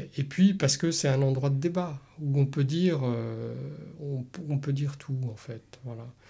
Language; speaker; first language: French; native; French